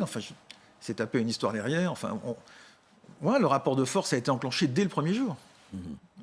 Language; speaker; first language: French; native; French